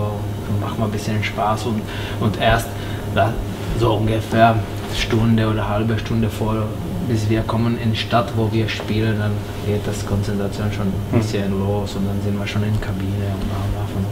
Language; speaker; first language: German; non-native, fluent; Czech